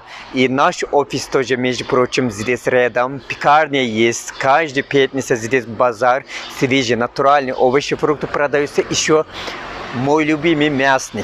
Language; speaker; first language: Russian; non-native, learner; Turkish